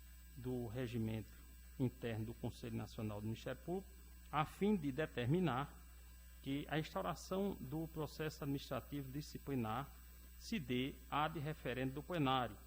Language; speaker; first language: Portuguese; native; Portuguese